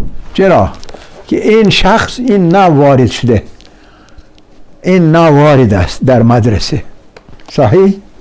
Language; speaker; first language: Persian; non-native, fluent; Urdu